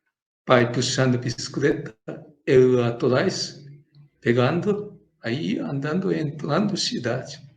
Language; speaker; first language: Portuguese; non-native, learner; Japanese